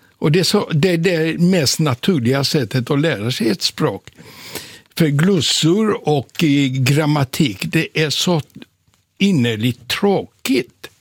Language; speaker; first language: Swedish; non-native, fluent; Polish